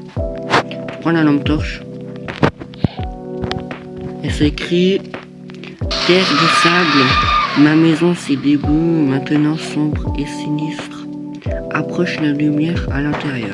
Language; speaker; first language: French; native; French